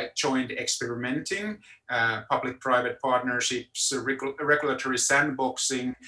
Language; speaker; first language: English; non-native, fluent; Finnish